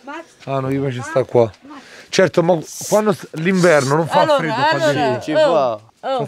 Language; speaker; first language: Italian; native; Italian